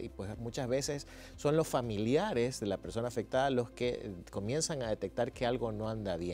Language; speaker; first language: Spanish; native; Spanish